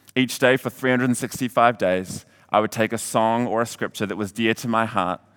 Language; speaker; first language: English; native; English